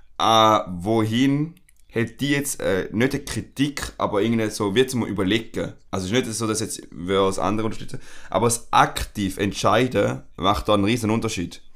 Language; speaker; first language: German; non-native, fluent; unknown